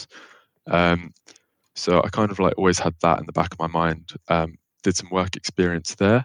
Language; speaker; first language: English; native; English